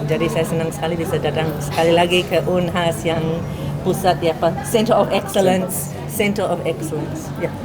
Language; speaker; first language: Indonesian; non-native, fluent; English